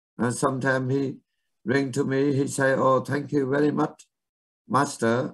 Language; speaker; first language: English; non-native, learner; Vietnamese